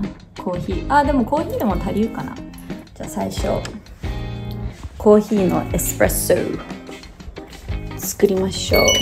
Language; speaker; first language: Japanese; early bilingual, heritage; Japanese